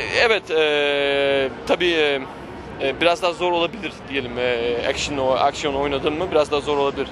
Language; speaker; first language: Turkish; early bilingual, heritage; Turkish